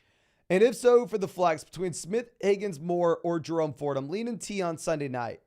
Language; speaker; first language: English; native; English